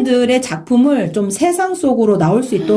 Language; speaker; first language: Korean; native; Korean